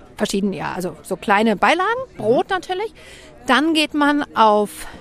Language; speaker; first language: German; native; German